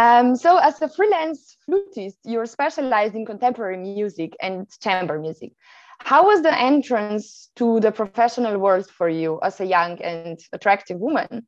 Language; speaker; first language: English; non-native, fluent; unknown